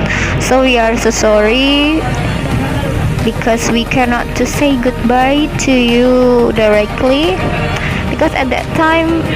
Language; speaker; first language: English; non-native, learner; Indonesian